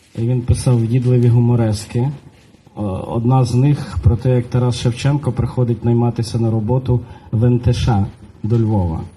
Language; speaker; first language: Ukrainian; native; Ukrainian